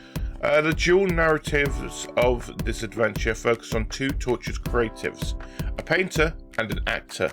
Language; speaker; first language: English; native; English